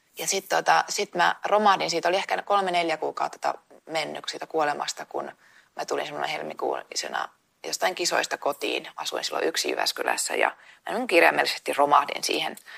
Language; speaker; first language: Finnish; native; Finnish